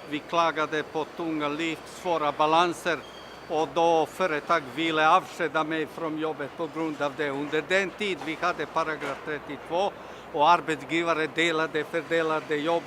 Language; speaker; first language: Swedish; non-native, fluent; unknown